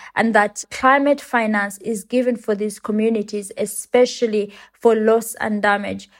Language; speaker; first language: English; non-native, local second language; Ganda